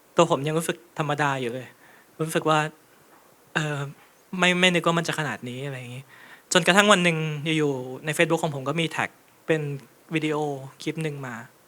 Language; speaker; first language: Thai; native; Thai